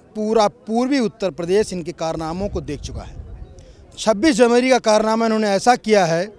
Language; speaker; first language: Hindi; native; Hindi